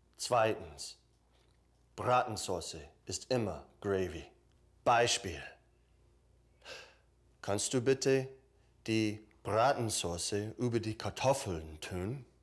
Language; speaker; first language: German; non-native, fluent; English